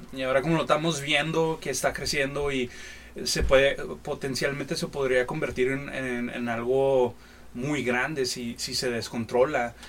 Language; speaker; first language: Spanish; early bilingual, heritage; Spanish